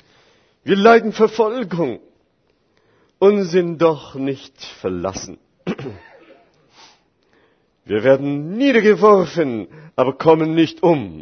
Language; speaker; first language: German; non-native, fluent; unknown